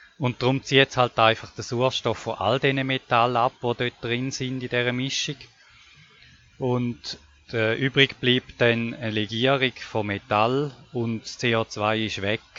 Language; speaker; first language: German; native; German